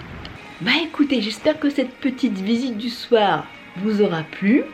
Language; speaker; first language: French; native; French